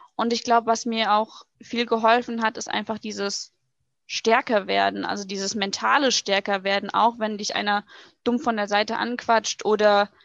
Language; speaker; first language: German; native; German